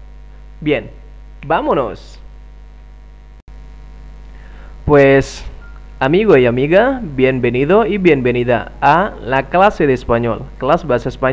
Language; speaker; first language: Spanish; non-native, fluent; Indonesian